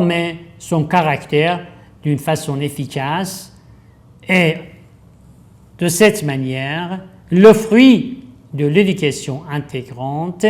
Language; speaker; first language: French; non-native, fluent; Persian